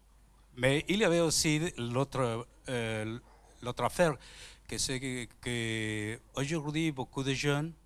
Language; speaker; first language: French; non-native, learner; Spanish